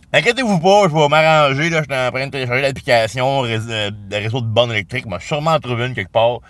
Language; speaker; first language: French; native; French